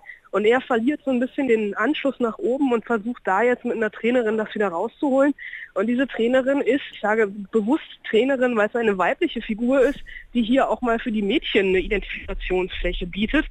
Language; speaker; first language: German; native; German